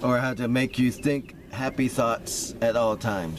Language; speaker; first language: English; native; English